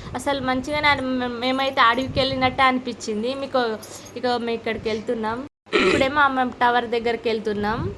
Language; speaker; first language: Telugu; non-native, local second language; Lambadi